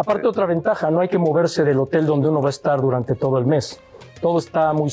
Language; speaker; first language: Spanish; native; Spanish